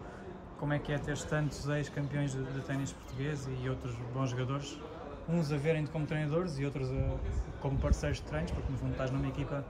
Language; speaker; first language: Portuguese; native; Portuguese